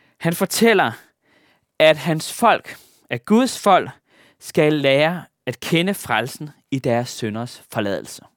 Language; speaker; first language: Danish; native; Danish